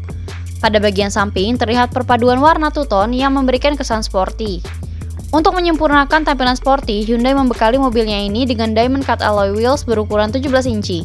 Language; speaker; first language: Indonesian; native; Indonesian